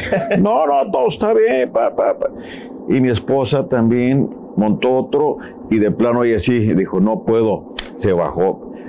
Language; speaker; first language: Spanish; native; Spanish